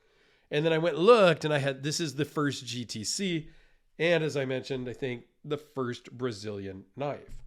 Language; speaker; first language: English; native; English